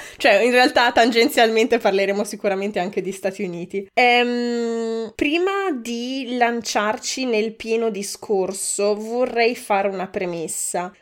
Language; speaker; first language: Italian; native; Italian